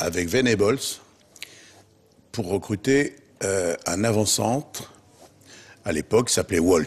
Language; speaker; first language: French; native; French